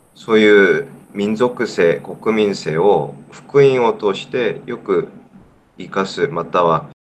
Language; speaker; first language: Japanese; non-native, fluent; Korean